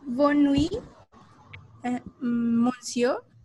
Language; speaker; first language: French; non-native, learner; Spanish